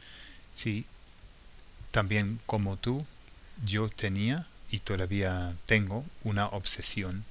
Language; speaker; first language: Spanish; non-native, fluent; English